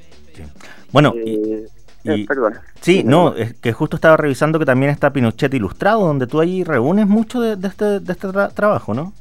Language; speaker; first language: Spanish; native; Spanish